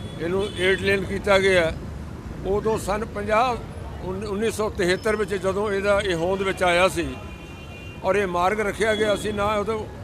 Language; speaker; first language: Punjabi; native; Punjabi